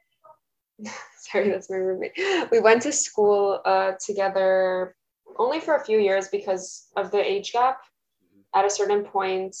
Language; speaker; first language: English; early bilingual, other home language; Russian